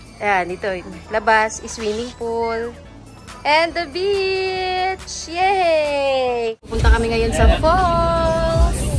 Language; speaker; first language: Filipino; non-native, local second language; Cebuano